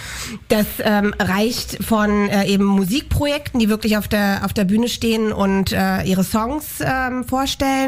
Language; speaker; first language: German; native; German